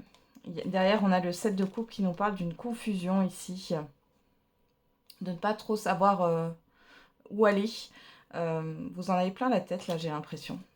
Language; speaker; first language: French; native; French